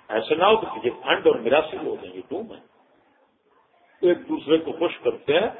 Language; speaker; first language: Urdu; non-native, local second language; Punjabi